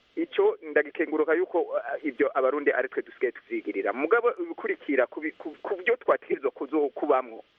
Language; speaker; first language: Rundi; native; Rundi